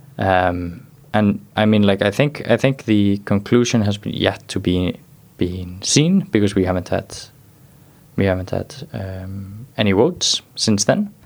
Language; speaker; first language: English; non-native, fluent; Icelandic